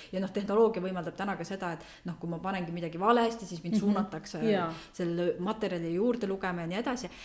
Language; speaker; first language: Estonian; native; Estonian